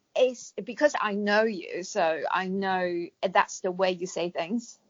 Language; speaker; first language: English; non-native, fluent; Chinese